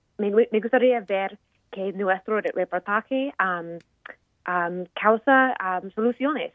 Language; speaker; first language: Spanish; non-native, fluent; English